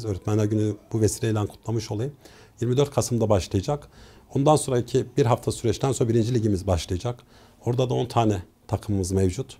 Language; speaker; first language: Turkish; native; Turkish